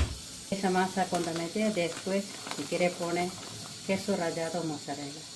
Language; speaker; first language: Spanish; non-native, learner; Malayalam